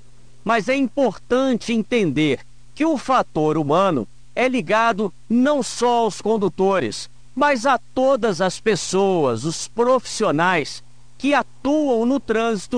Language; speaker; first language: Portuguese; native; Portuguese